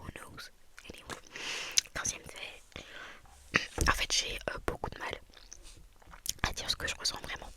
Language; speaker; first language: French; native; French